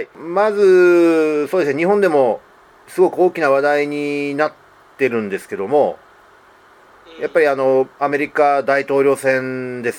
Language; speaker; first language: Japanese; native; Japanese